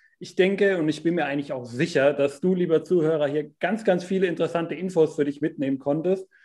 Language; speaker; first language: German; native; German